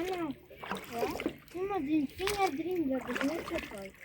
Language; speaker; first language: German; early bilingual, other home language; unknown